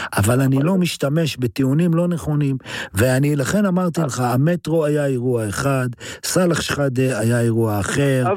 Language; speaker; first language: Hebrew; native; Hebrew